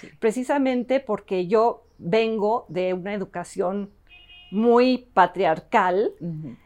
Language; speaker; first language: Spanish; early bilingual, other home language; English